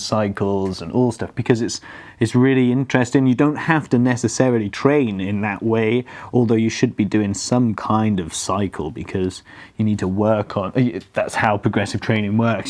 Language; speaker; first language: English; native; English